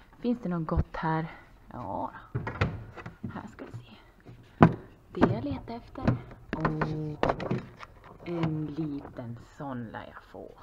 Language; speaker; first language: Swedish; native; Swedish